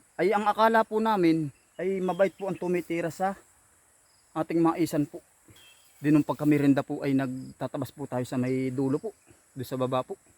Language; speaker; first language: Filipino; native; Filipino